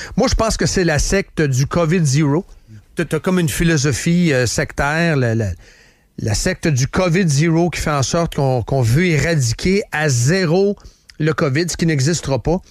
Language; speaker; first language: French; native; French